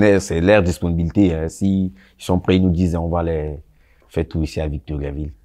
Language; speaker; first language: French; non-native, local second language; Sango